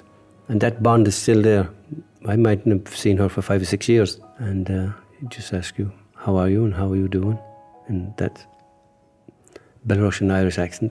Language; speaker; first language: English; native; English